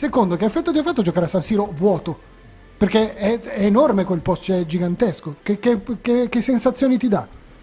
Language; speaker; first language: Italian; native; Italian